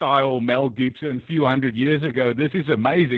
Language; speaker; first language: English; non-native, local second language; Afrikaans